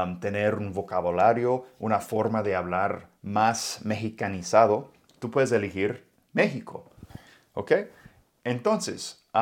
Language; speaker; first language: Spanish; non-native, fluent; English